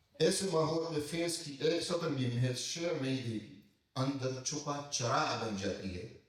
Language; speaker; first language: Urdu; native; Urdu